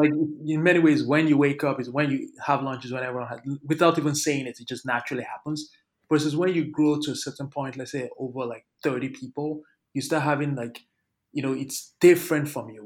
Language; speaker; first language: English; non-native, local second language; Yoruba